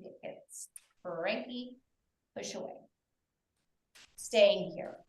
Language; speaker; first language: English; native; English